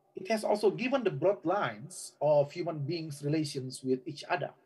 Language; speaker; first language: English; non-native, fluent; Indonesian